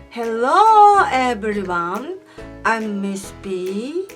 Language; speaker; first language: English; non-native, fluent; Japanese